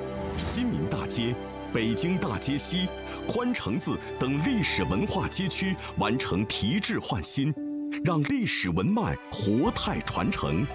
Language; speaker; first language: Chinese; native; Chinese